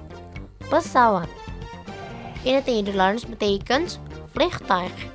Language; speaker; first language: Dutch; non-native, fluent; Indonesian